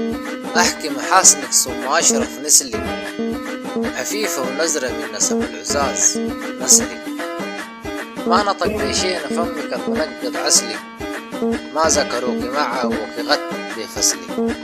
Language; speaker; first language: Arabic; native; Arabic